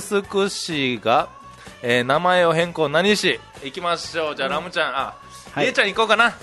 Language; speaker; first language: Japanese; native; Japanese